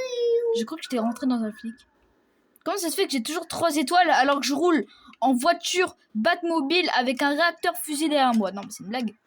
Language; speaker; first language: French; native; French